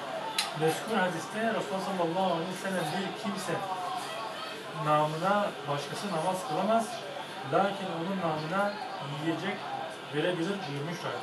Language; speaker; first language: Turkish; native; Turkish